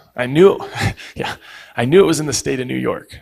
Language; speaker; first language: English; native; English